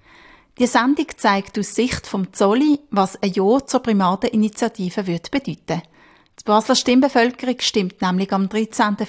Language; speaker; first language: German; native; German